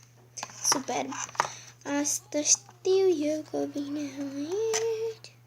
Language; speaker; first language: Romanian; native; Romanian